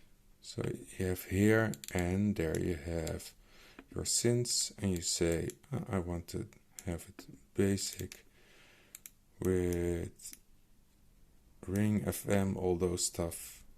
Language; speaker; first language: English; non-native, fluent; Dutch